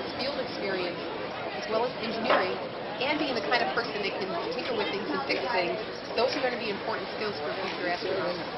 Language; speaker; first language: English; native; English